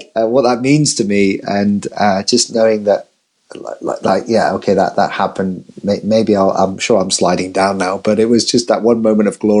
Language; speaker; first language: English; native; English